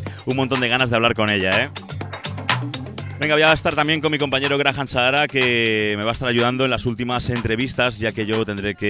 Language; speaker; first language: Spanish; native; Spanish